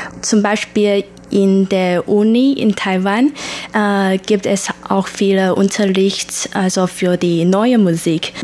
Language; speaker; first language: German; non-native, learner; Chinese